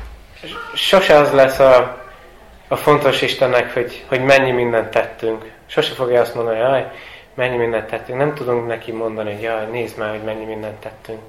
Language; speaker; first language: Hungarian; non-native, fluent; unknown